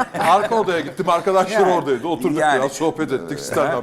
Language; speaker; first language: Turkish; native; Turkish